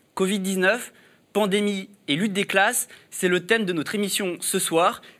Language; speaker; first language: French; native; French